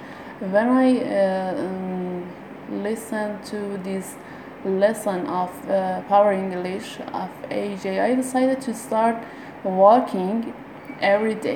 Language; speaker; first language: English; non-native, learner; Persian